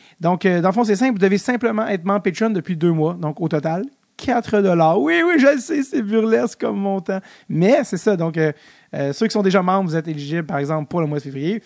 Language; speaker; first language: French; native; French